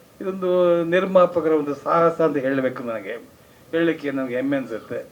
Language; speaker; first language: Kannada; native; Kannada